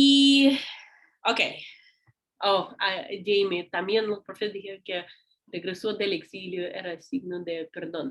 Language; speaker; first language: Spanish; non-native, learner; English